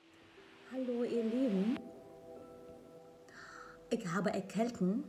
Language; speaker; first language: German; non-native, learner; Vietnamese